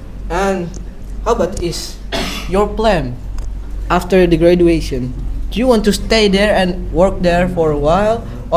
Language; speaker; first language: English; non-native, learner; Indonesian